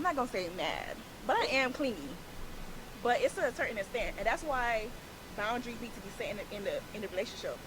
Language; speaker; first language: English; native; English